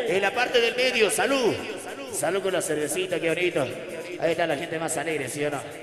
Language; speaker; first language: Spanish; native; Spanish